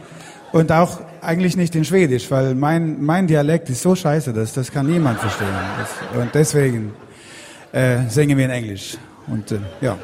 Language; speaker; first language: German; non-native, fluent; Swedish